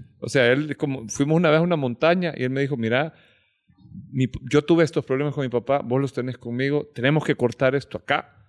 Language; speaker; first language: Spanish; native; Spanish